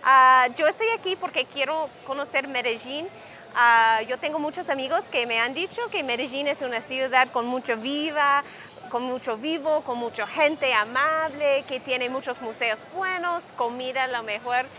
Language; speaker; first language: Spanish; non-native, learner; English